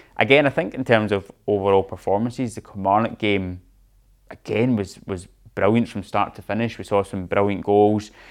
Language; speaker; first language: English; native; English